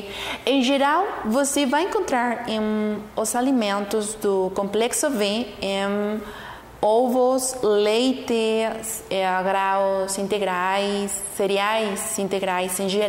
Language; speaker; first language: Portuguese; non-native, learner; Spanish